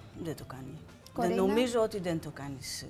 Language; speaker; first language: Greek; non-native, fluent; Dutch